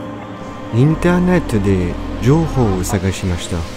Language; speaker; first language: Japanese; non-native, learner; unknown